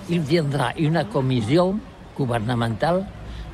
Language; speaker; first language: French; non-native, learner; Catalan